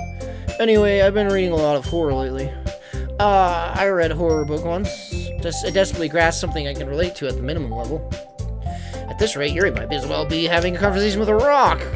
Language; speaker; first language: English; native; English